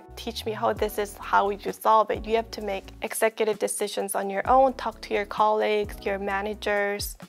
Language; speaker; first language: English; non-native, fluent; Korean